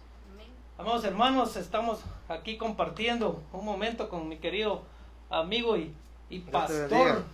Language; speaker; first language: Spanish; native; Spanish